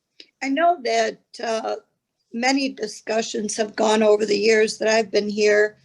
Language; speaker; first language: English; native; English